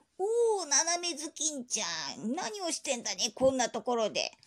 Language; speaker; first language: Japanese; native; Japanese